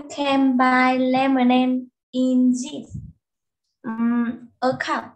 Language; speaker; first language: English; non-native, learner; Vietnamese